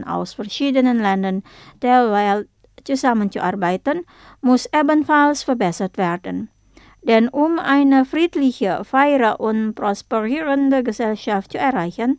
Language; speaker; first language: German; non-native, fluent; Indonesian